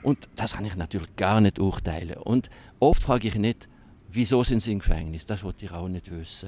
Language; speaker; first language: German; non-native, local second language; French